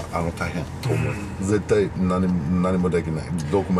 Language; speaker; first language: Japanese; non-native, learner; English